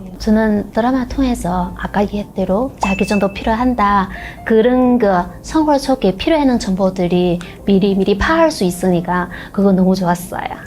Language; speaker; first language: Korean; non-native, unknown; Chinese